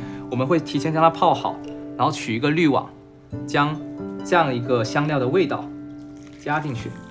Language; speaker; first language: Chinese; native; Chinese